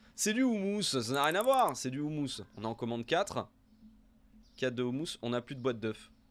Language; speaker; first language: French; native; French